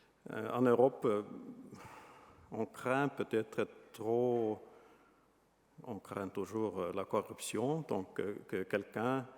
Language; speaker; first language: French; non-native, fluent; Estonian